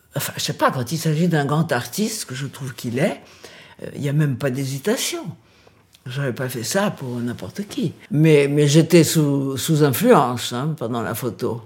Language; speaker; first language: French; early bilingual, other home language; Portuguese